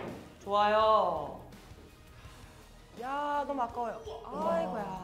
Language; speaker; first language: Korean; native; Korean